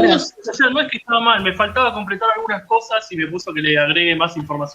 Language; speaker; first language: Spanish; native; Spanish